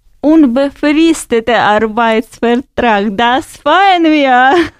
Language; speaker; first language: German; non-native, learner; Russian